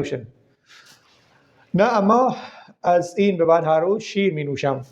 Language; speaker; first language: Persian; non-native, fluent; Urdu